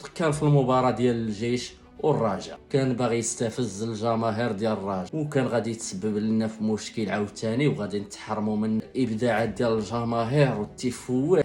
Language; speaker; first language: Arabic; native; Arabic